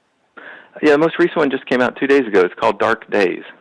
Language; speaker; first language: English; native; English